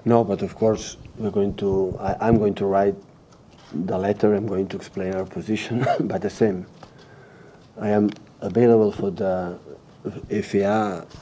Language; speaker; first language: English; non-native, learner; Catalan